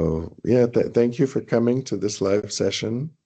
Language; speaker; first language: English; non-native, fluent; Thai